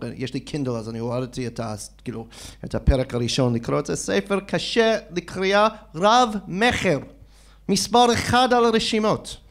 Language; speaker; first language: Hebrew; non-native, fluent; English